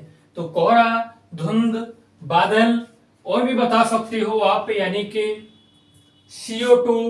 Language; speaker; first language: Hindi; native; Hindi